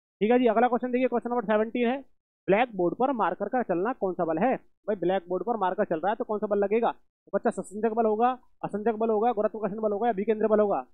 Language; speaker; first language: Hindi; native; Hindi